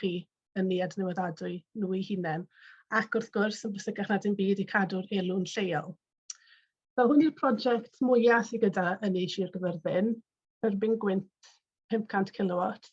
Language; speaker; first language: Welsh; native; Welsh